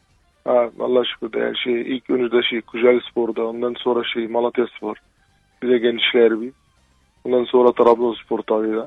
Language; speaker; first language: Turkish; non-native, learner; Arabic